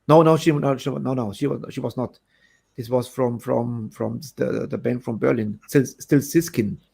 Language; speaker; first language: English; non-native, fluent; German